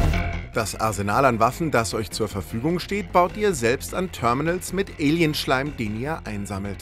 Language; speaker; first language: German; native; German